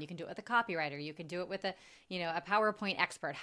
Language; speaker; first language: English; native; English